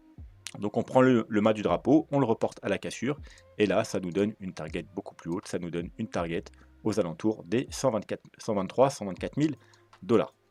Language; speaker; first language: French; native; French